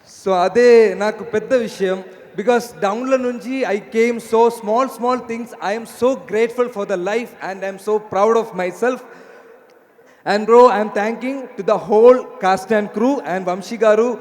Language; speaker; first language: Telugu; non-native, learner; Malayalam